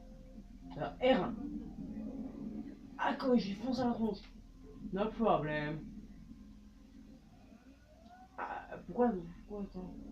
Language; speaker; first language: French; native; French